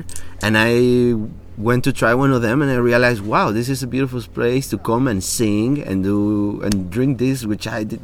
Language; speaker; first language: English; non-native, fluent; Spanish